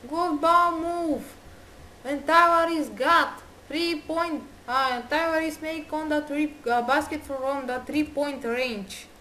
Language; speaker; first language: English; non-native, learner; Bulgarian